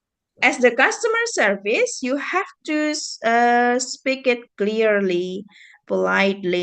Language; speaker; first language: English; non-native, fluent; Indonesian